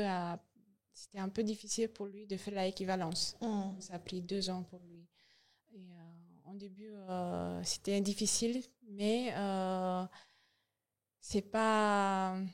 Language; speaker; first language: French; non-native, learner; Romanian